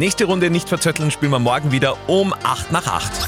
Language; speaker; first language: German; native; German